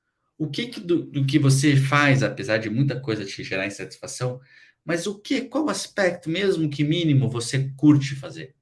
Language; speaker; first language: Portuguese; native; Portuguese